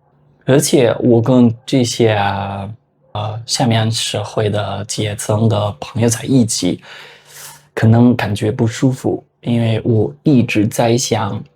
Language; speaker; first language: Chinese; non-native, fluent; Spanish